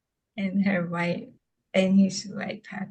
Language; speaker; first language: English; non-native, local second language; Filipino